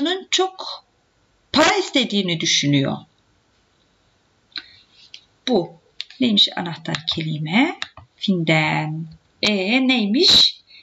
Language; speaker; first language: Turkish; native; Turkish